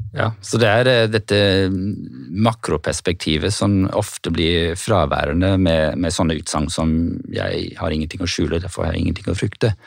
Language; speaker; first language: Norwegian; non-native, fluent; English